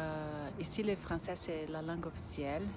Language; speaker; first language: French; non-native, fluent; Portuguese